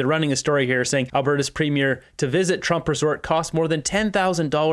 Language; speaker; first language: English; native; English